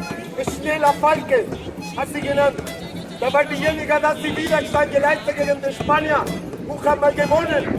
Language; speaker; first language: German; non-native, learner; Spanish